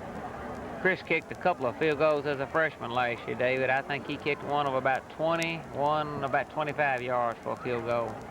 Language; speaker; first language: English; native; English